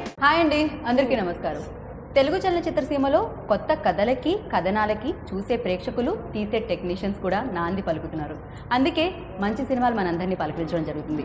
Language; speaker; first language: Telugu; native; Telugu